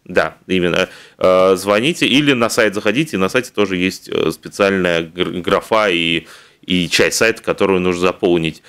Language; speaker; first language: Russian; native; Russian